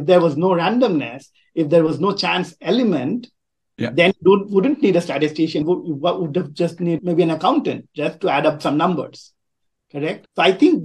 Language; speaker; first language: English; non-native, local second language; Bangla